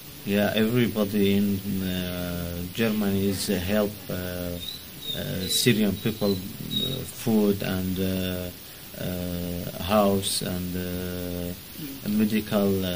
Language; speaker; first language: English; non-native, learner; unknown